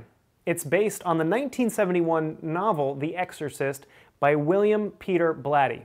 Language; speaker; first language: English; native; English